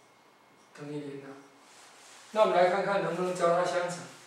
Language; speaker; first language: Chinese; native; Chinese